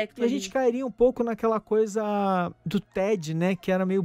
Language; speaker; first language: Portuguese; native; Portuguese